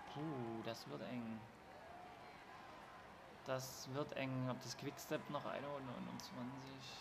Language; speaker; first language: German; native; German